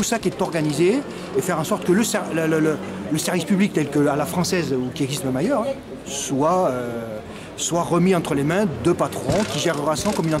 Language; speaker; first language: French; native; French